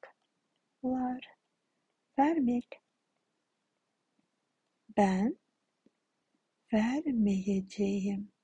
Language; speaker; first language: Turkish; non-native, fluent; Kazakh